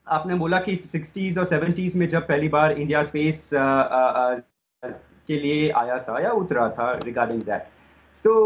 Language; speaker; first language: Hindi; non-native, local second language; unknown